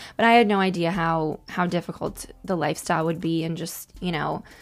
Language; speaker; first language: English; native; English